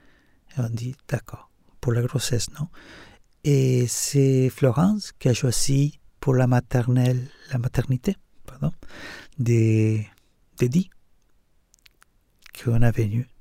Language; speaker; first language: French; non-native, learner; Spanish